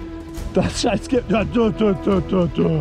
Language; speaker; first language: German; native; German